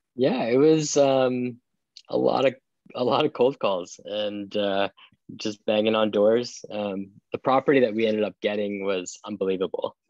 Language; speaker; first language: English; native; English